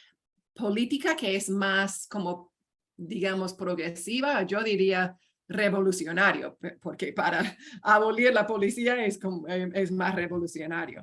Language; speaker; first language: Spanish; non-native, fluent; English